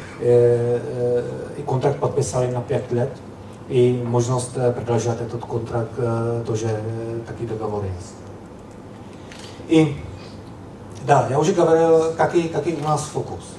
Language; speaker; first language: Russian; non-native, learner; Czech